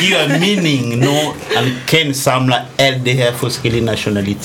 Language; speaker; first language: Danish; non-native, fluent; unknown